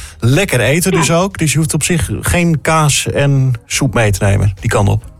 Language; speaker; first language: Dutch; native; Dutch